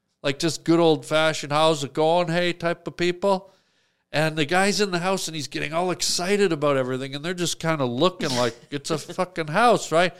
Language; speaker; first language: English; native; English